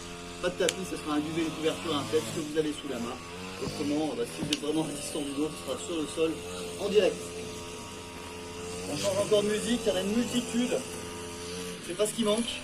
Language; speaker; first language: French; native; French